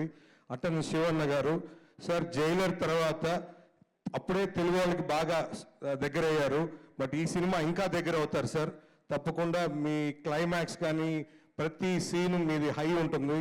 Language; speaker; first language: Telugu; native; Telugu